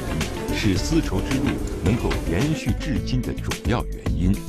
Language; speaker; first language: Chinese; native; Chinese